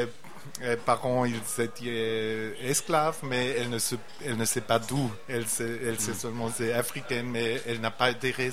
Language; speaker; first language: French; non-native, learner; Portuguese